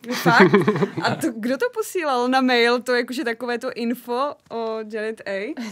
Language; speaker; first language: Czech; native; Czech